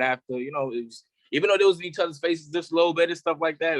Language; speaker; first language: English; native; English